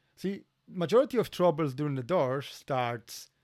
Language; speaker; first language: English; non-native, fluent; Polish